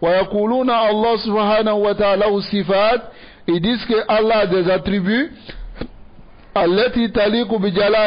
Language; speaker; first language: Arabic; non-native, fluent; Dyula